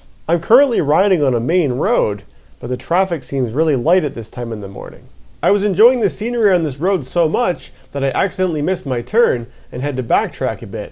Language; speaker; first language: English; native; English